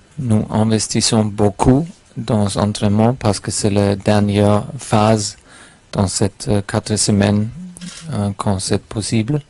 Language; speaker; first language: French; non-native, fluent; German